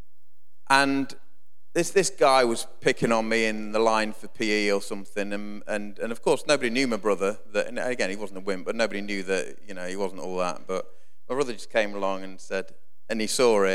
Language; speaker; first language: English; native; English